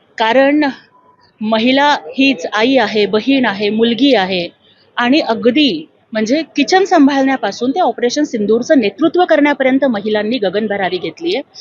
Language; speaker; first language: Marathi; non-native, local second language; Telugu